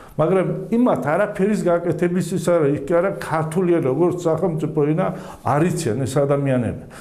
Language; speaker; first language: Georgian; non-native, local second language; Azerbaijani